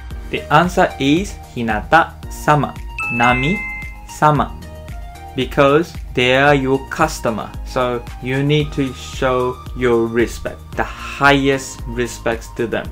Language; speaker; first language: English; non-native, fluent; Japanese